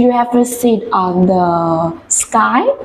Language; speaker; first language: English; non-native, fluent; Vietnamese